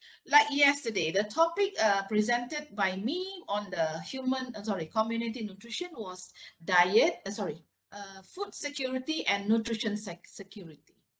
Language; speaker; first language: English; non-native, local second language; Malay